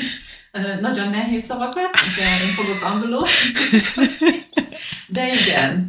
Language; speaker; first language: Hungarian; non-native, learner; English